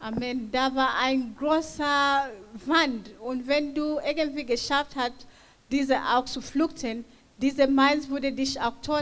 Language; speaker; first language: German; non-native, fluent; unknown